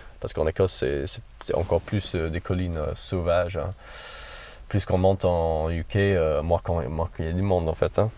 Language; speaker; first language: French; non-native, fluent; English